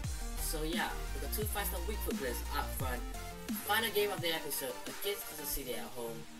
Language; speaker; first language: English; native; English